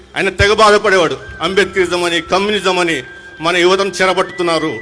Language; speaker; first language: Telugu; non-native, local second language; Urdu